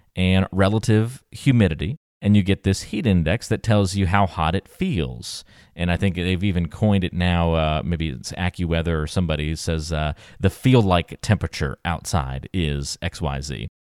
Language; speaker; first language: English; native; English